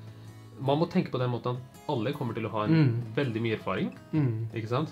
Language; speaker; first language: Norwegian; early bilingual, other home language; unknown